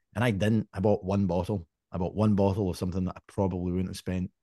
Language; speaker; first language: English; native; English